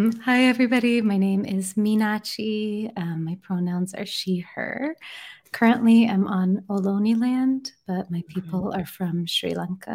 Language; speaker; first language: English; native; English